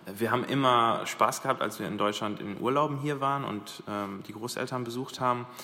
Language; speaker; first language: German; early bilingual, other home language; Arabic